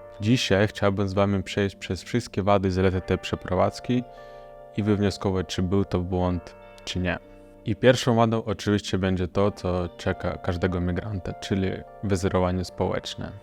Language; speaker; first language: Polish; non-native, fluent; Russian